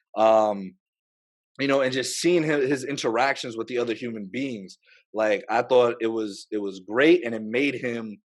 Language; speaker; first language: English; native; English